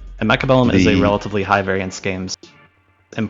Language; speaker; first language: English; native; English